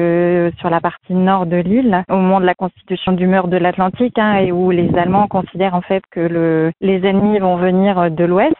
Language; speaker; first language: French; native; French